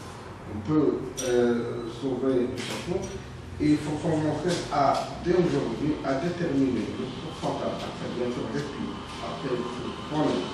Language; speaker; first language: French; non-native, local second language; Arabic